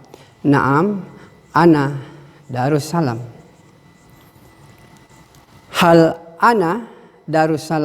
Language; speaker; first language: Arabic; non-native, fluent; Indonesian